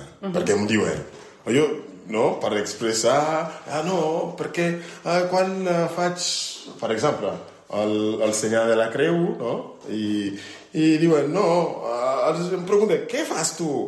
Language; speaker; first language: Catalan; non-native, learner; French